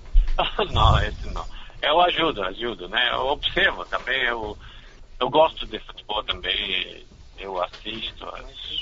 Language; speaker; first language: Portuguese; non-native, fluent; Chinese